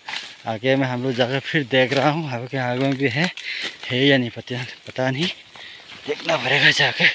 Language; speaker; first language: Hindi; non-native, local second language; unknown